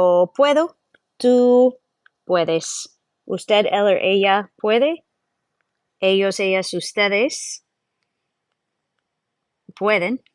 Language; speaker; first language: Spanish; non-native, fluent; English